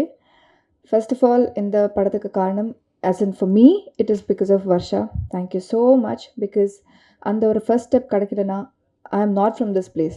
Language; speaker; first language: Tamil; non-native, learner; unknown